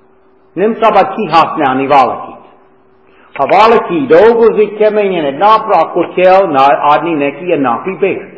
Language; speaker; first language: Hungarian; non-native, fluent; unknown